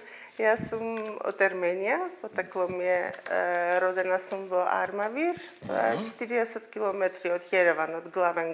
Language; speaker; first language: Macedonian; non-native, fluent; Armenian